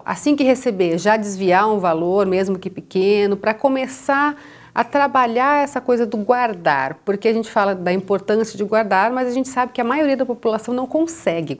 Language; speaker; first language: Portuguese; native; Portuguese